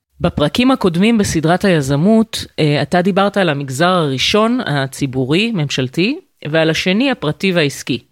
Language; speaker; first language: Hebrew; native; Hebrew